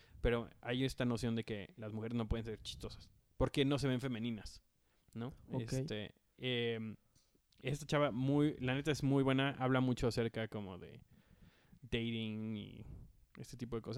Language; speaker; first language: Spanish; native; Spanish